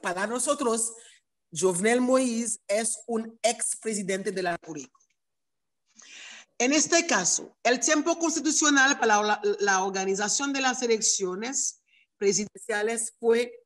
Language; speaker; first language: Spanish; non-native, learner; Haitian Creole